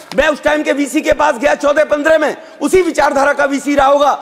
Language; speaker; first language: Hindi; native; Hindi